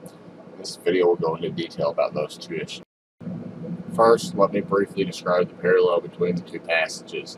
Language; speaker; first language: English; native; English